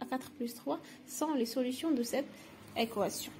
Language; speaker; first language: French; non-native, local second language; Arabic